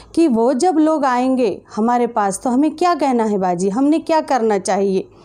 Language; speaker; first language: Hindi; native; Hindi